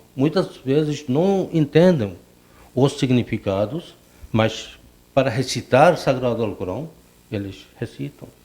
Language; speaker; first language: Portuguese; non-native, fluent; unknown